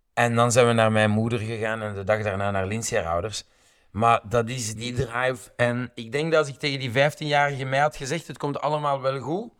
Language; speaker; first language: Dutch; native; Dutch